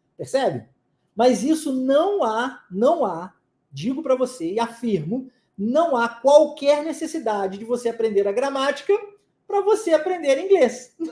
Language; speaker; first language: Portuguese; non-native, fluent; English